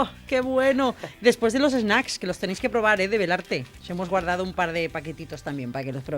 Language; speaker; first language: Spanish; native; Spanish